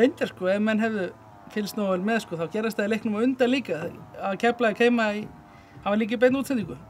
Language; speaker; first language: Icelandic; native; Icelandic